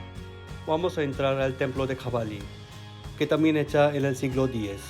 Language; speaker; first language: Spanish; non-native, learner; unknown